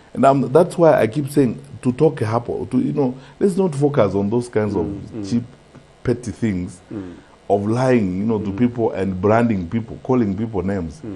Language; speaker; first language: English; non-native, local second language; Gusii